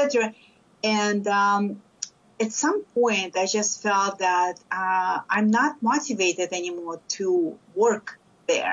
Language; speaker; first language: English; non-native, fluent; Lithuanian